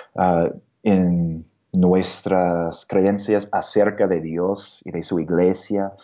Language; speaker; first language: Spanish; non-native, fluent; English